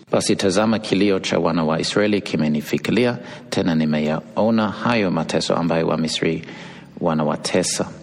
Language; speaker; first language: Swahili; non-native, fluent; English